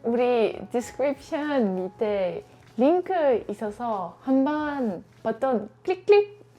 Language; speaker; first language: Korean; non-native, learner; Dutch